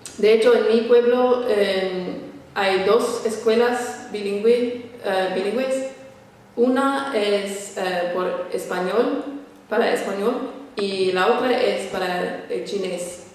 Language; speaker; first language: Spanish; non-native, fluent; English